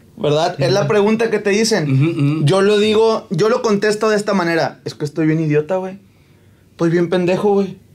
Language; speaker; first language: Spanish; native; Spanish